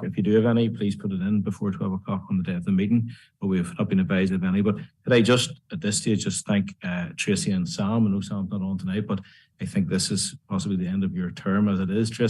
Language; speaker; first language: English; native; English